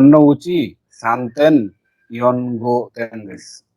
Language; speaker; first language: Japanese; non-native, learner; Bangla